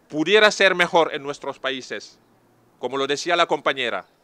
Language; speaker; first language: Spanish; non-native, fluent; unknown